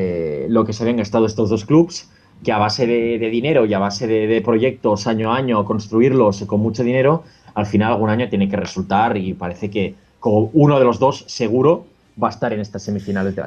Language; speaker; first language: Spanish; native; Spanish